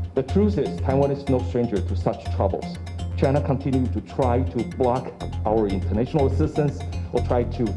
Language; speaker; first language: English; non-native, fluent; Chinese